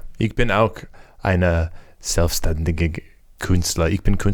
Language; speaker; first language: German; non-native, learner; English